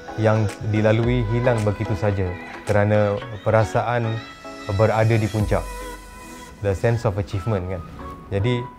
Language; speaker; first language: Malay; non-native, local second language; Tamil